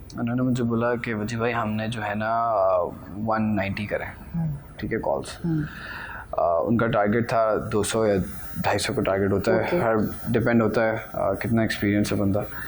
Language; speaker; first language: Urdu; native; Urdu